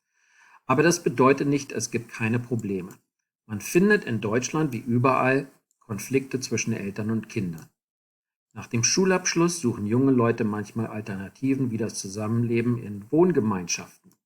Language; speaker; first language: German; non-native, fluent; English